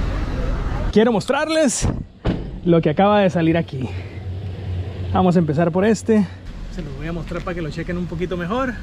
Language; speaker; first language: Spanish; native; Spanish